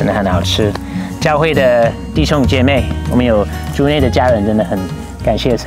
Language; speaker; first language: Chinese; non-native, fluent; English